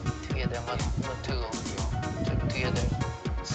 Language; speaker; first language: English; non-native, learner; Japanese